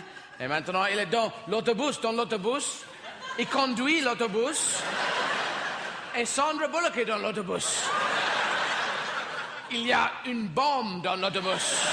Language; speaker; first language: French; non-native, learner; English